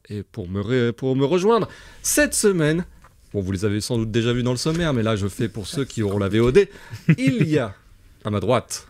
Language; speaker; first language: French; native; French